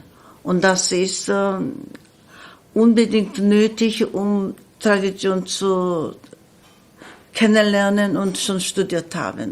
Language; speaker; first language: German; non-native, learner; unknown